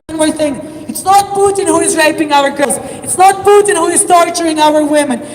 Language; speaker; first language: English; non-native, fluent; Ukrainian